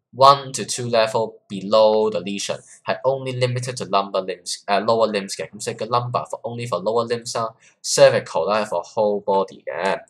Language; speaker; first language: English; non-native, local second language; Cantonese